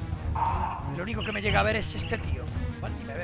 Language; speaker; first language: Spanish; native; Spanish